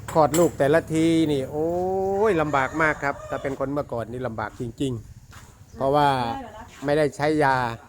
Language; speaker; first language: Thai; native; Thai